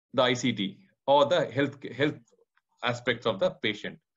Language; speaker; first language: English; non-native, local second language; Kannada